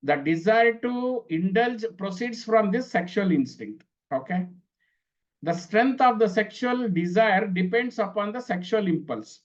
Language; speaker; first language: English; non-native, local second language; Kannada